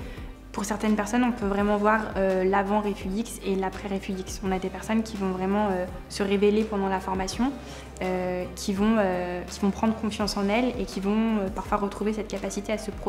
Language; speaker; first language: French; native; French